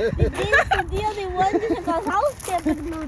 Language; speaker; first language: German; early bilingual, other home language; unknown